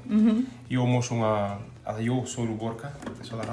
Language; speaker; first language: Hungarian; non-native, learner; Spanish